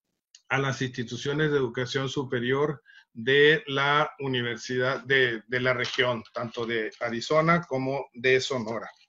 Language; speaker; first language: Spanish; native; Spanish